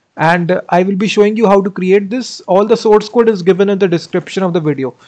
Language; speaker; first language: English; non-native, local second language; Hindi